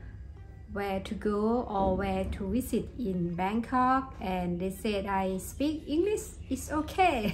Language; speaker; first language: English; non-native, learner; Thai